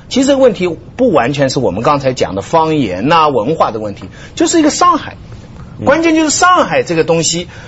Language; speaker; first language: Chinese; native; Chinese